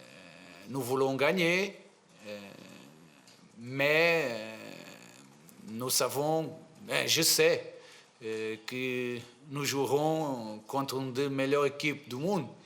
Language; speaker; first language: French; non-native, fluent; Portuguese